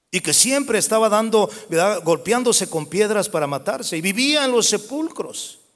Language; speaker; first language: Spanish; native; Spanish